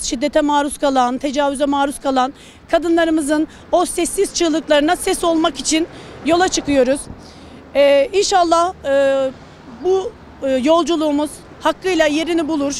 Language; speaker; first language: Turkish; native; Turkish